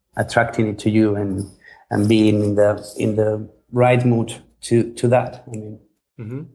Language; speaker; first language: English; non-native, fluent; Spanish